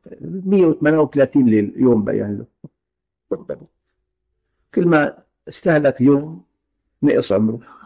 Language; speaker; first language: Arabic; native; Arabic